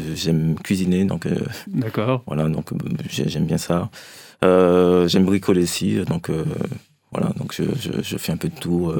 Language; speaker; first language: French; native; French